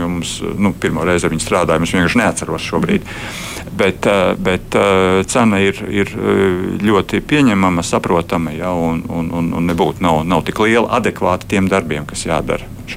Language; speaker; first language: Latvian; native; Latvian